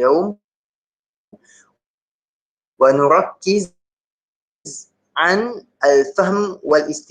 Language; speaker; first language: Arabic; non-native, fluent; Malay